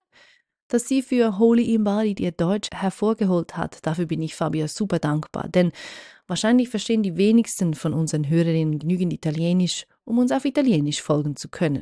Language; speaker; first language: German; native; German